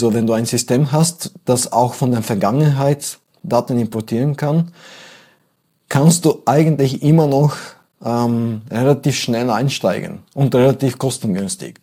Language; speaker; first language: German; non-native, fluent; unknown